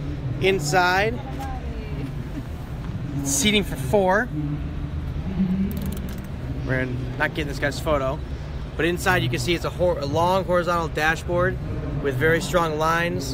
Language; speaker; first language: English; native; English